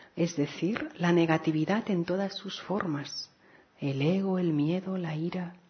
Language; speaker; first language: Spanish; non-native, local second language; Catalan